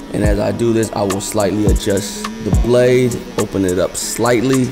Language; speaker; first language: English; native; English